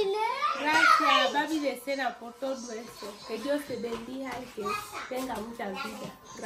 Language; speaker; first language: Spanish; native; Spanish